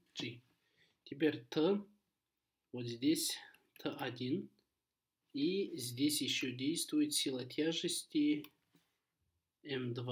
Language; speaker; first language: Russian; non-native, local second language; Kazakh